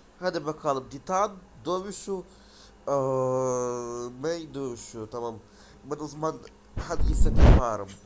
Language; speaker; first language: Turkish; non-native, learner; Russian